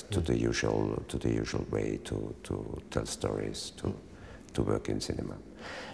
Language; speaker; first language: English; non-native, fluent; German